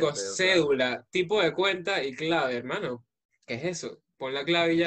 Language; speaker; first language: Spanish; native; Spanish